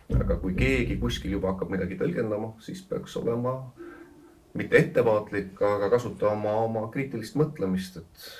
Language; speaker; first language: Estonian; native; Estonian